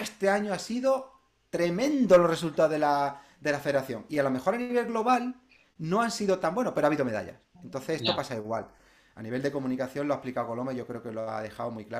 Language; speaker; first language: Spanish; native; Spanish